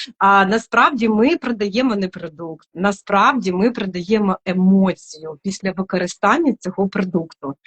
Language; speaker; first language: Ukrainian; non-native, local second language; Russian